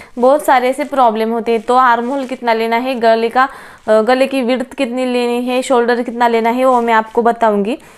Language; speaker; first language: Hindi; non-native, local second language; Marathi